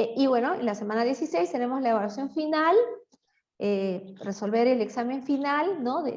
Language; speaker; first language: Spanish; native; Spanish